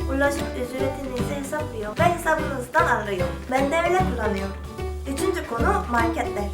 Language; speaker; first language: Turkish; non-native, fluent; Korean